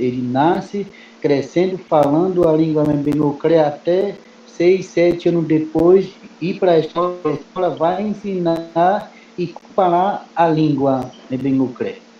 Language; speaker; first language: Portuguese; non-native, local second language; Kayapó